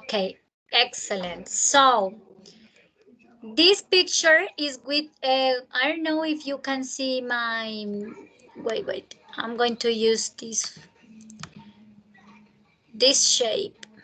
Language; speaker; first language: English; non-native, fluent; Spanish